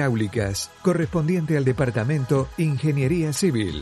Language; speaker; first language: Spanish; native; Spanish